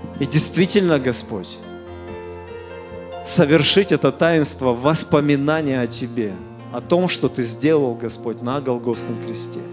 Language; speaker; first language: Russian; native; Russian